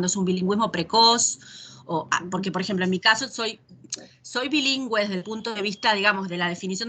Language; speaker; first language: Spanish; native; Spanish